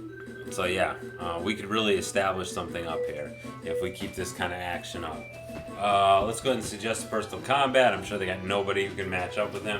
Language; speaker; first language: English; native; English